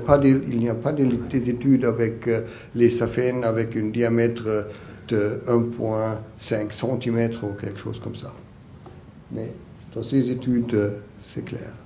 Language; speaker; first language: French; non-native, learner; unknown